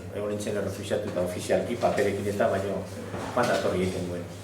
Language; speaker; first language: Basque; native; Basque